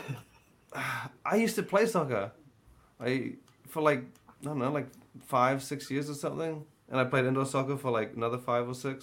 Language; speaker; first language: English; native; English